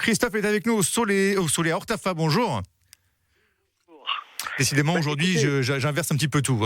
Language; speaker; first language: French; native; French